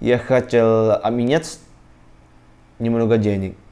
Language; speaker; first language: Russian; non-native, learner; Indonesian